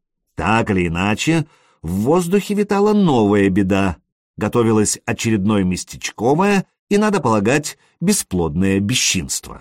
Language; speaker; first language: Russian; native; Russian